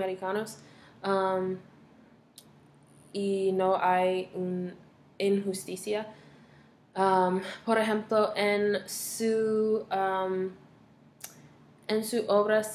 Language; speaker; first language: Spanish; non-native, learner; English